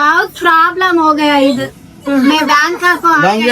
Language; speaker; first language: Hindi; non-native, local second language; Telugu